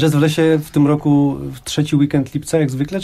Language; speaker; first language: Polish; native; Polish